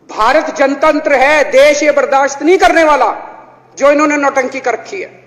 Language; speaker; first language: Hindi; native; Hindi